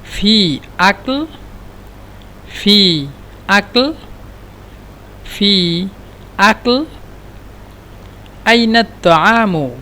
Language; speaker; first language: Arabic; non-native, fluent; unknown